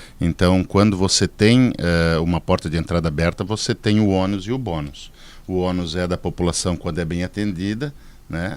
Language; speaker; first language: Portuguese; native; Portuguese